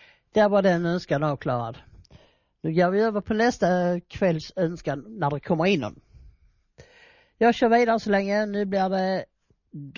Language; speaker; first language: Swedish; native; Swedish